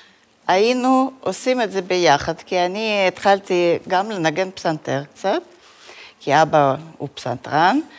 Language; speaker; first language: Hebrew; non-native, fluent; Russian